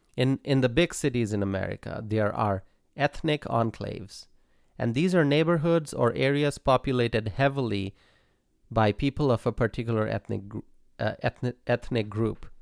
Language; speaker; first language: English; non-native, local second language; Bangla